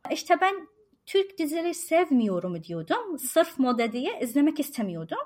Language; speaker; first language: Turkish; non-native, fluent; Arabic